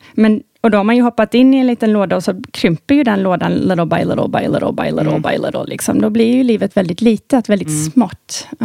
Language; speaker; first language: Swedish; early bilingual, heritage; Swedish